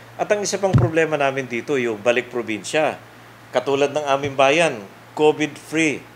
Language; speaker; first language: Filipino; non-native, local second language; Bikol